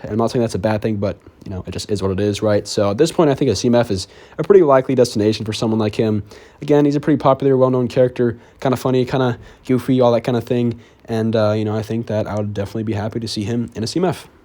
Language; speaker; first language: English; native; English